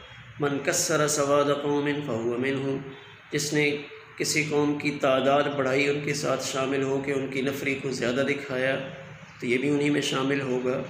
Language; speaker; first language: Urdu; native; Urdu